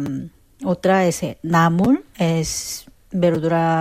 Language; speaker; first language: Spanish; non-native, fluent; Korean